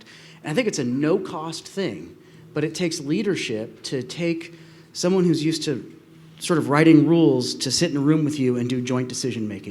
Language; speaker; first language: English; native; English